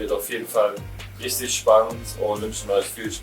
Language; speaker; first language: German; native; German